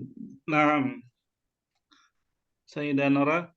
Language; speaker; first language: Arabic; non-native, fluent; Indonesian